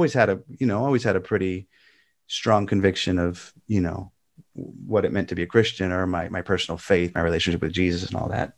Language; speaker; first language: English; native; English